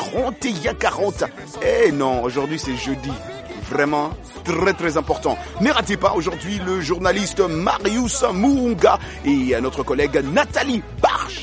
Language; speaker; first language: French; non-native, local second language; Lingala